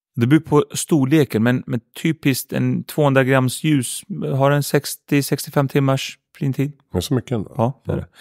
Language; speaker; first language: Swedish; early bilingual, other home language; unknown